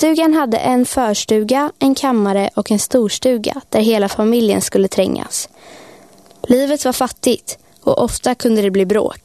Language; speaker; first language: Swedish; native; Swedish